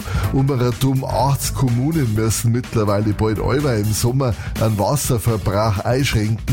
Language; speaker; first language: German; native; German